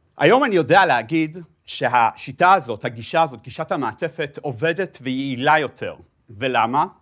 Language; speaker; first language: Hebrew; native; Hebrew